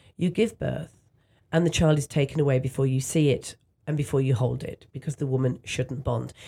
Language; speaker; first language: English; native; English